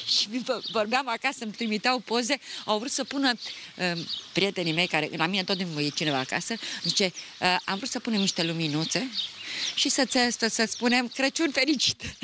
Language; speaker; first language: Romanian; native; Romanian